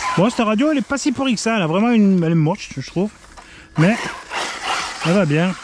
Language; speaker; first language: French; native; French